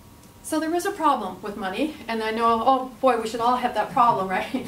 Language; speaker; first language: English; native; English